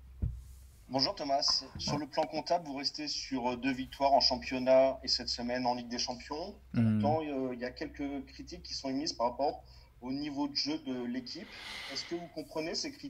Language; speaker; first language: French; native; French